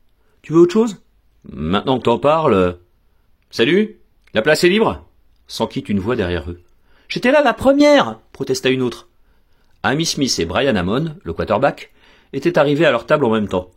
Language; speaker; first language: French; native; French